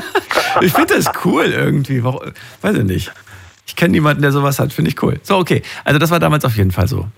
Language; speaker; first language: German; native; German